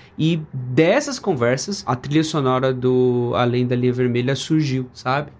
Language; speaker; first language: Portuguese; native; Portuguese